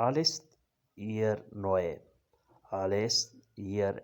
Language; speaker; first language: German; non-native, learner; Urdu